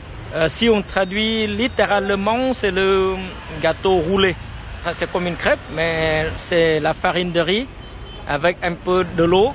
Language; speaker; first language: French; non-native, fluent; Vietnamese